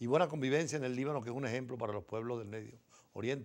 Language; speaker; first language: Spanish; native; Spanish